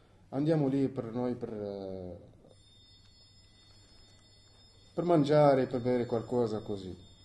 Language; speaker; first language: Italian; non-native, fluent; Arabic